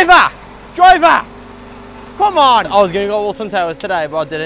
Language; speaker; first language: English; native; English